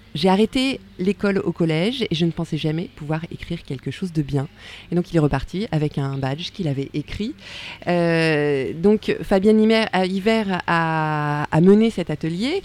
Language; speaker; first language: French; native; French